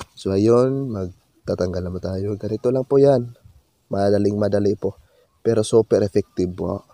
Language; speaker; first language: Filipino; non-native, local second language; Cebuano